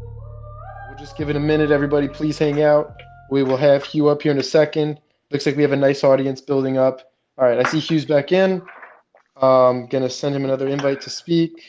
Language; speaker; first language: English; native; English